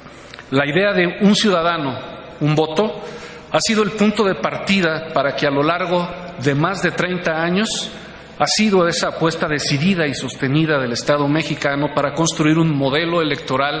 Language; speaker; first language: Spanish; native; Spanish